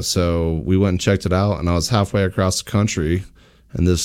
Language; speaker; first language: English; native; English